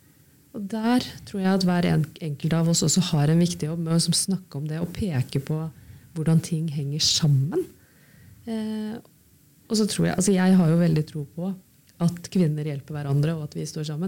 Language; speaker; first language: Norwegian; native; Norwegian